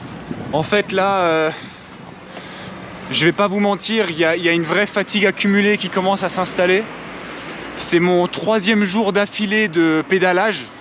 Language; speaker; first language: French; native; French